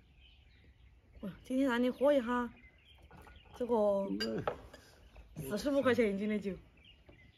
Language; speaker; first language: Chinese; native; Chinese